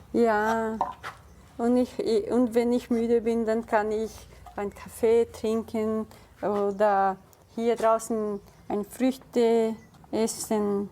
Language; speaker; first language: German; early bilingual, heritage; German